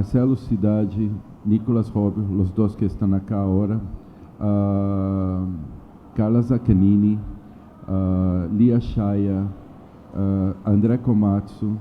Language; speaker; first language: Spanish; non-native, learner; Portuguese